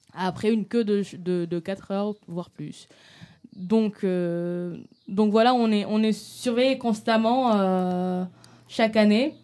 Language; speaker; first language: French; non-native, local second language; Wolof